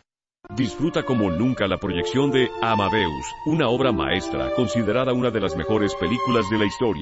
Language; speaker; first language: Spanish; native; Spanish